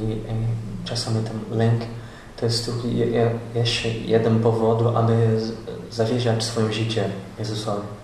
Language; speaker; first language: Polish; non-native, learner; Portuguese